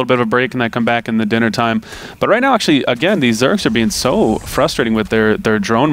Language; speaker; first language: English; native; English